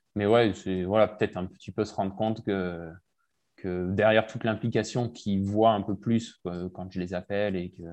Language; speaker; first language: French; native; French